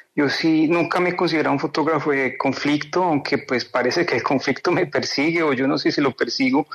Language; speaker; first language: Spanish; native; Spanish